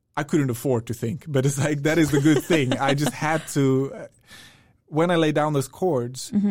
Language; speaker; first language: English; non-native, fluent; Dutch